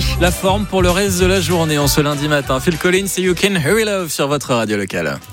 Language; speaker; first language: French; native; French